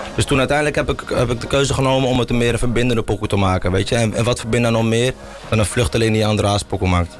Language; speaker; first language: Dutch; early bilingual, other home language; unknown